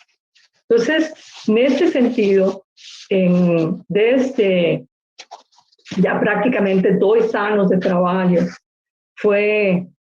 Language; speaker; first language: Portuguese; non-native, learner; Spanish